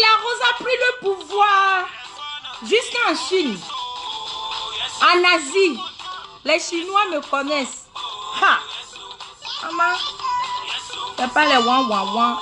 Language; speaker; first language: French; non-native, local second language; Ewe